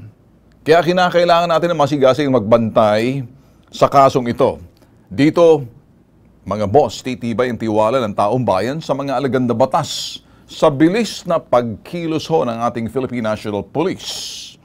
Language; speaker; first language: Filipino; native; Filipino